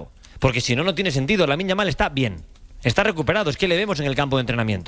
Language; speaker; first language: Spanish; native; Spanish